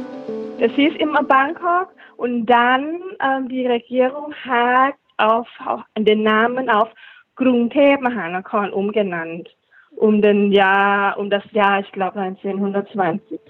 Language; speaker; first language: German; non-native, learner; Thai